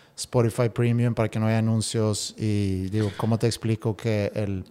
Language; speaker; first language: Spanish; non-native, fluent; Swedish